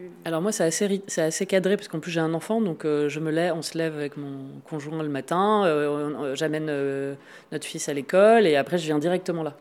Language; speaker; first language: French; native; French